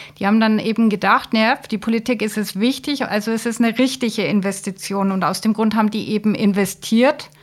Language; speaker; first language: German; native; German